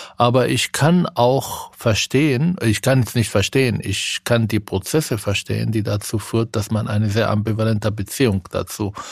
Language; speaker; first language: German; non-native, fluent; Arabic